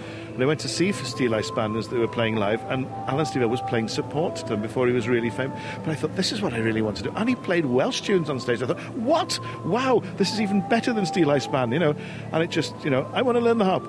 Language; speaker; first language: English; native; English